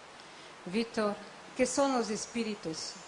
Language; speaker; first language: Spanish; non-native, learner; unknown